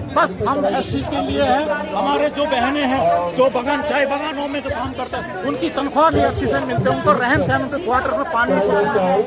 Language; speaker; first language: Hindi; non-native, local second language; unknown